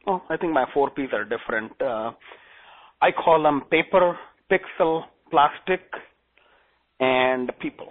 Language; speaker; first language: English; non-native, local second language; Gujarati